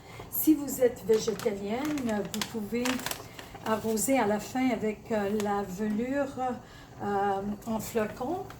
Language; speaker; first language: French; early bilingual, other home language; Italian